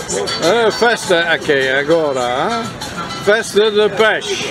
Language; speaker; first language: Portuguese; non-native, learner; English